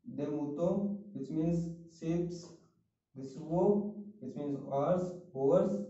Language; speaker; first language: English; non-native, local second language; Hindi